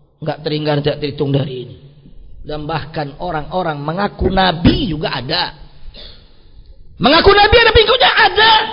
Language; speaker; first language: Indonesian; non-native, local second language; Minangkabau